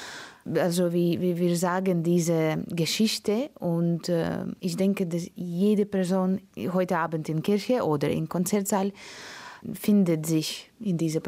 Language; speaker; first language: German; non-native, learner; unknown